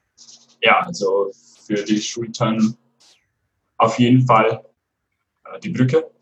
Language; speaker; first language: German; non-native, fluent; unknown